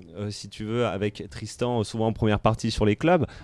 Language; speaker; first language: French; native; French